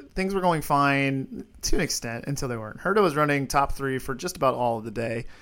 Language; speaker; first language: English; native; English